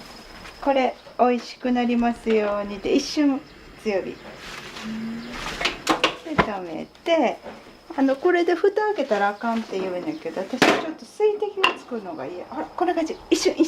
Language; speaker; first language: Japanese; native; Japanese